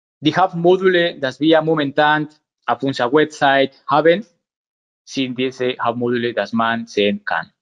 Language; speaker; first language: German; non-native, learner; Spanish